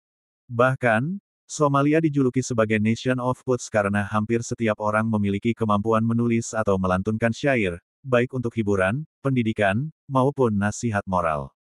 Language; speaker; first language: Indonesian; native; Indonesian